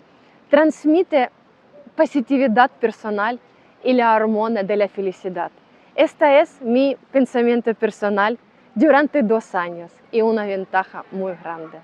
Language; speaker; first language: Spanish; non-native, learner; Russian